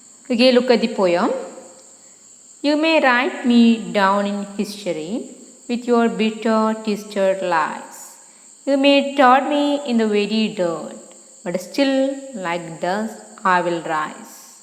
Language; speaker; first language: English; non-native, local second language; Malayalam